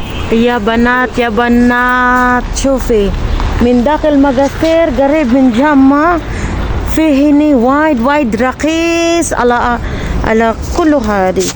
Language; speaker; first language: Arabic; non-native, learner; Filipino